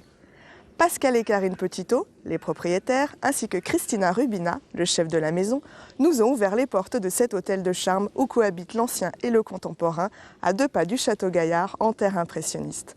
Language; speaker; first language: French; native; French